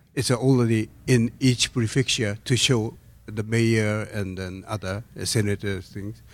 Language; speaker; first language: English; non-native, learner; Japanese